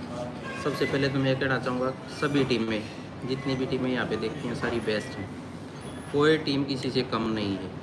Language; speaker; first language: Hindi; native; Hindi